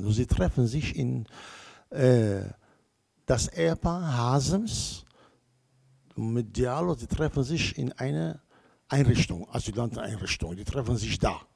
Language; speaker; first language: German; non-native, learner; Kurdish